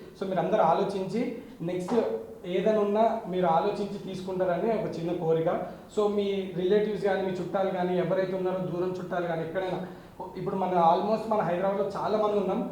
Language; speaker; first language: Telugu; native; Telugu